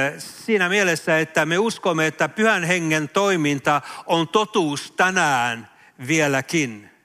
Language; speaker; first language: Finnish; early bilingual, heritage; Finnish